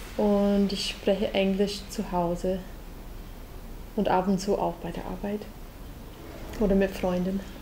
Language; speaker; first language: German; non-native, fluent; English